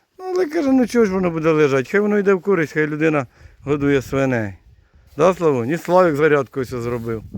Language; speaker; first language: Ukrainian; native; Ukrainian